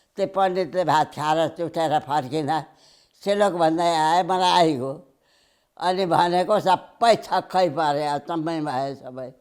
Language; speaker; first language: Nepali; early bilingual, heritage; Nepali